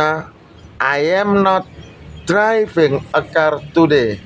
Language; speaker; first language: English; non-native, learner; Indonesian